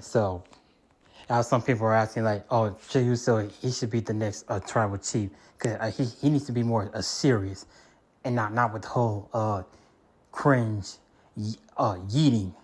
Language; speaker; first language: English; native; English